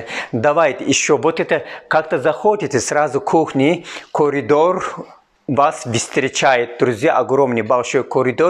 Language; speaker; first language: Russian; non-native, fluent; Turkish